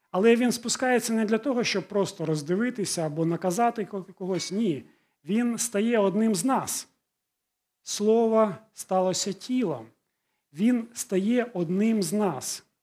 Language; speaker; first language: Ukrainian; non-native, local second language; Russian